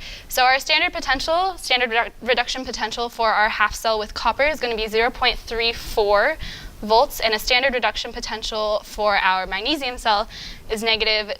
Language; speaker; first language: English; native; English